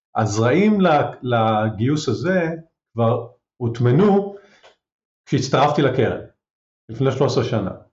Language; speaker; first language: Hebrew; native; Hebrew